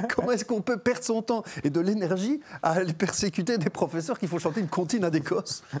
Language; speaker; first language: French; native; French